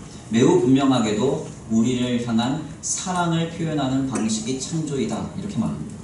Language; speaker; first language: Korean; native; Korean